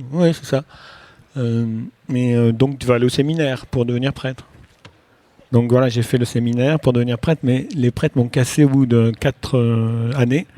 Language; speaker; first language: French; native; French